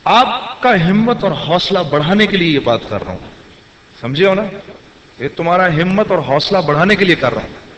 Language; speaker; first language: Urdu; native; Urdu